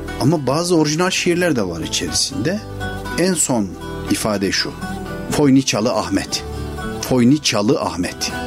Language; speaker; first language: Turkish; native; Turkish